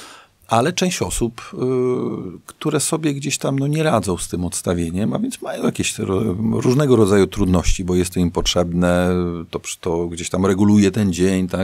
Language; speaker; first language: Polish; native; Polish